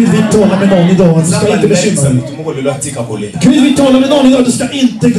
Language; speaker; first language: Swedish; non-native, fluent; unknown